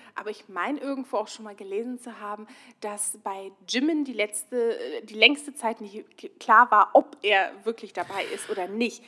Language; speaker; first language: German; native; German